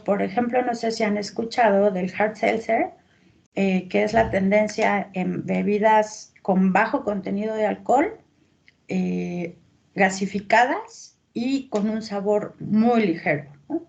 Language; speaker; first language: Spanish; native; Spanish